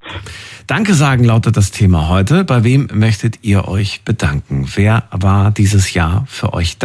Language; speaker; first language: German; native; German